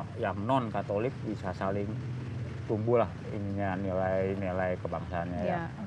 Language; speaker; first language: Indonesian; native; Indonesian